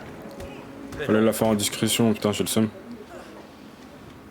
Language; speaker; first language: French; native; French